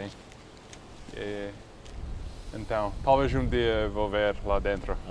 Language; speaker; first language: Portuguese; non-native, learner; English